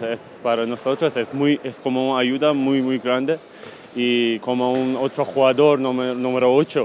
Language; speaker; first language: Spanish; non-native, learner; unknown